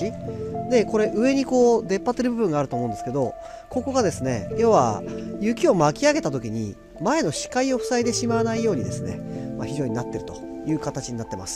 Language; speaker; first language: Japanese; native; Japanese